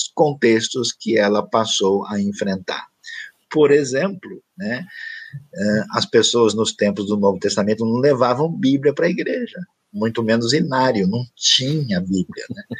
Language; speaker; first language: Portuguese; native; Portuguese